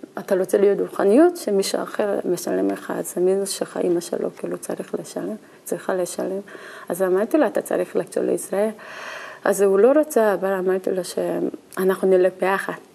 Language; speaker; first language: Hebrew; non-native, learner; Korean